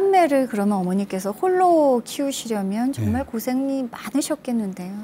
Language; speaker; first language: Korean; native; Korean